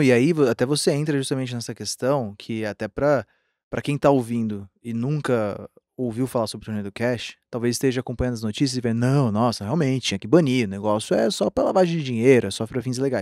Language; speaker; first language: Portuguese; native; Portuguese